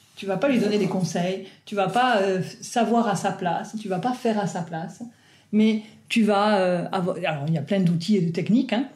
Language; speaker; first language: French; native; French